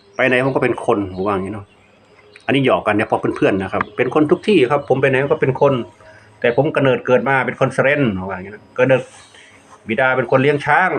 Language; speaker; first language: Thai; non-native, local second language; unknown